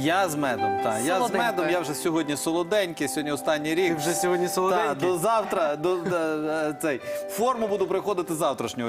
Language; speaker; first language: Ukrainian; native; Ukrainian